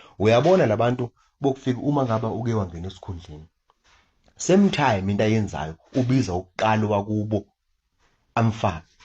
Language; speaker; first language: Zulu; native; Zulu